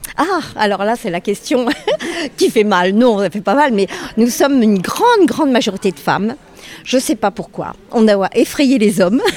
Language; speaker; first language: French; native; French